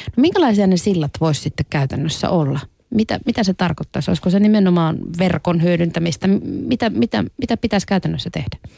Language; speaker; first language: Finnish; native; Finnish